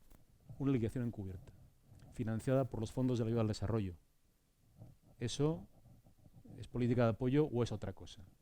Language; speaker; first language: Spanish; native; Spanish